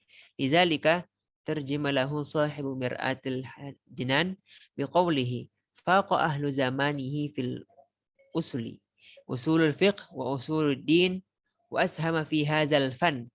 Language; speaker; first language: Arabic; non-native, fluent; Indonesian